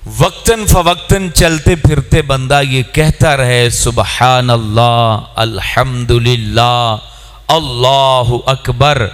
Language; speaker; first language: Urdu; non-native, local second language; Punjabi